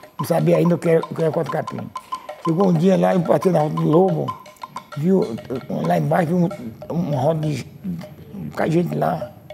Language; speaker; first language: Portuguese; native; Portuguese